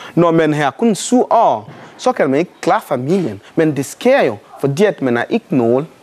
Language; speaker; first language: Danish; non-native, fluent; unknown